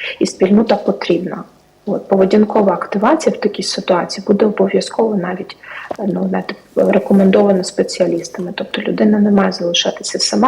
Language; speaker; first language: Ukrainian; native; Ukrainian